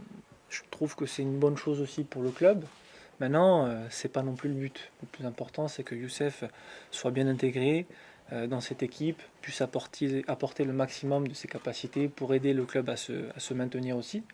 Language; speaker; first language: French; native; French